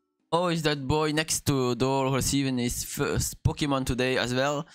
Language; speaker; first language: English; non-native, learner; French